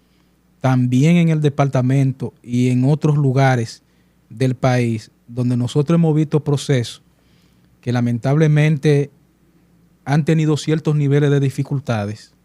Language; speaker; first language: Spanish; native; Spanish